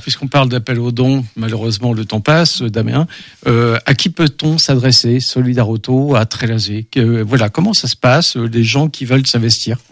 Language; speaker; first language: French; native; French